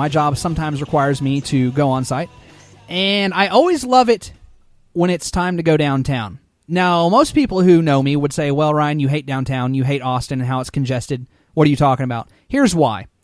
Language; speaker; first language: English; native; English